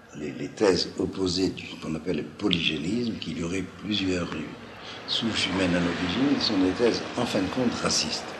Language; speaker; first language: French; non-native, local second language; Arabic